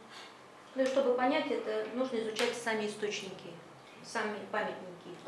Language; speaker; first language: Russian; native; Russian